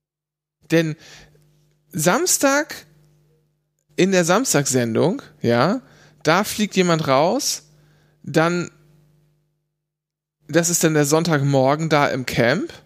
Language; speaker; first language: German; native; German